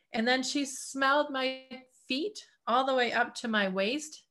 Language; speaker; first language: English; native; English